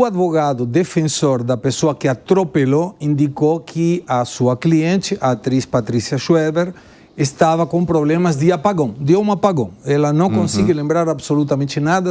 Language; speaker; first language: Portuguese; non-native, fluent; Spanish